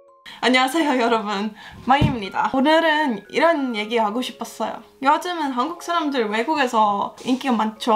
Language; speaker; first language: Korean; non-native, fluent; Estonian